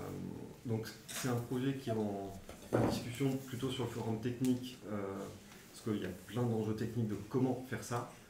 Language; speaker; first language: French; native; French